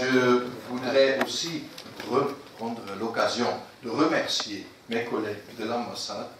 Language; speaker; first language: French; non-native, fluent; Dutch